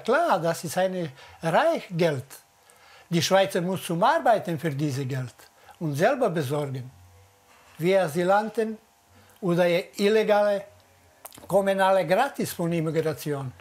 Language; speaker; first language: German; non-native, learner; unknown